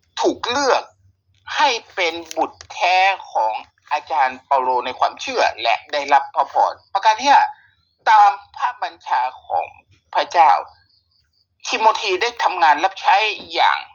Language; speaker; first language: Thai; native; Thai